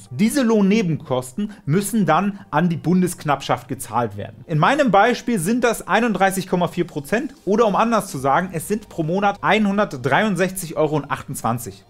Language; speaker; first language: German; native; German